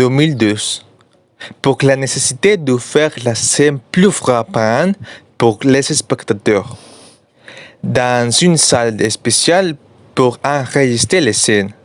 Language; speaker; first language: French; non-native, learner; Spanish